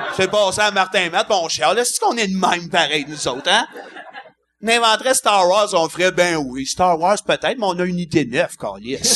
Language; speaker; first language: French; native; French